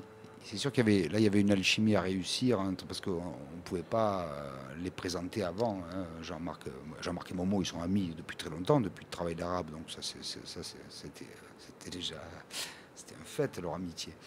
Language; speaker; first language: French; native; French